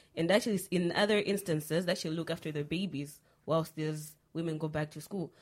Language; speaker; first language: English; non-native, local second language; Nyanja